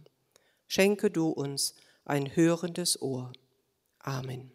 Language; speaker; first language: German; native; German